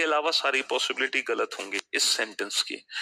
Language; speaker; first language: Hindi; native; Hindi